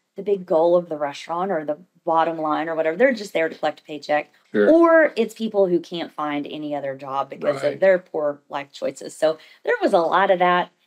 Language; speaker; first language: English; native; English